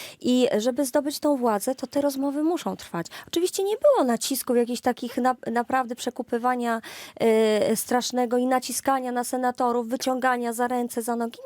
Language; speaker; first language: Polish; native; Polish